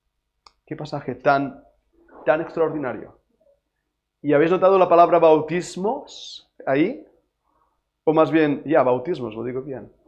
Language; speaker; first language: Spanish; native; Spanish